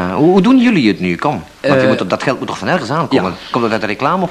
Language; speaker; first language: Dutch; native; Dutch